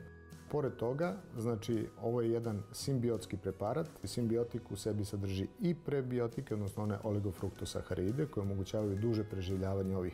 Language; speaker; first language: Serbian; native; Serbian